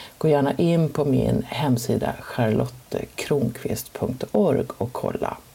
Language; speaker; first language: Swedish; native; Swedish